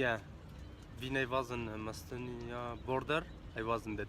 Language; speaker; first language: English; non-native, learner; Persian